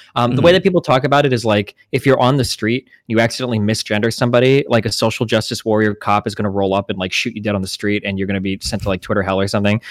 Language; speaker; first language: English; native; English